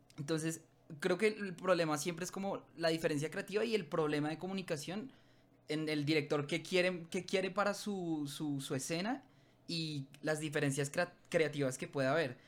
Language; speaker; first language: Spanish; native; Spanish